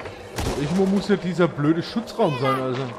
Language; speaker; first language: German; native; German